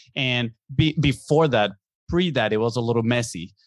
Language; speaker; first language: English; non-native, fluent; Spanish